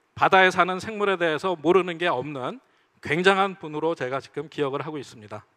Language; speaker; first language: Korean; native; Korean